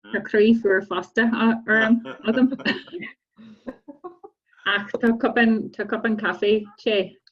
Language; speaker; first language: Irish; non-native, learner; English